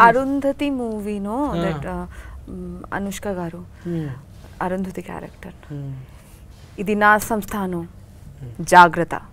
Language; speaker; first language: Telugu; non-native, learner; Bangla